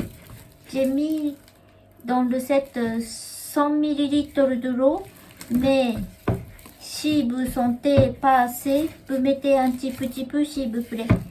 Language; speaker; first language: French; non-native, learner; Japanese